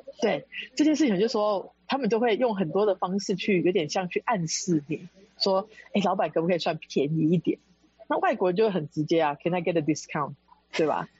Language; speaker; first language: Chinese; early bilingual, heritage; Chinese